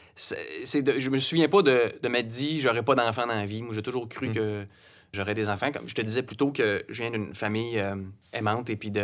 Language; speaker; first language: French; native; French